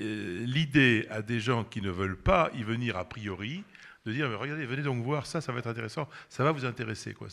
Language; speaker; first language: French; native; French